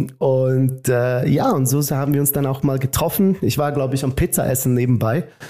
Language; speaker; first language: German; native; German